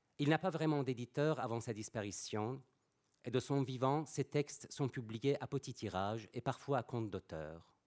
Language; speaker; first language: French; non-native, fluent; Persian